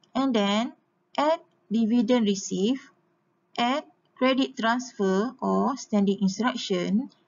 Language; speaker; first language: English; non-native, local second language; Malay